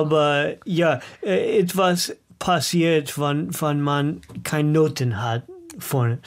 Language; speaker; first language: German; non-native, learner; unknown